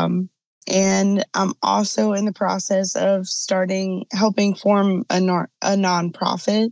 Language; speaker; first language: English; native; English